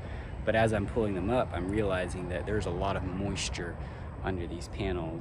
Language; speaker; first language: English; native; English